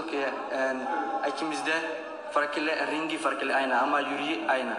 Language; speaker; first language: Turkish; non-native, learner; Somali